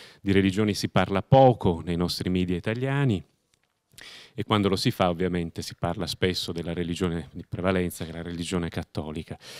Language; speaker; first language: Italian; native; Italian